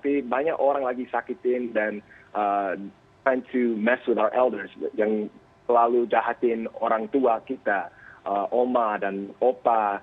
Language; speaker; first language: Indonesian; early bilingual, heritage; Indonesian